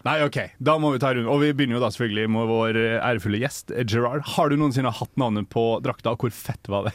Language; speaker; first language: Norwegian; native; Norwegian